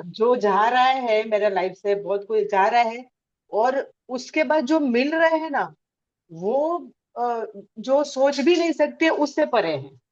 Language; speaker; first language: Hindi; non-native, local second language; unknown